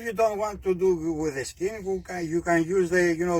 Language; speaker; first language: English; non-native, learner; Greek